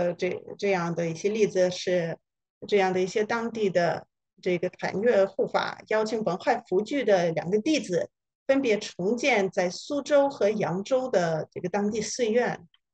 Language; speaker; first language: Chinese; non-native, fluent; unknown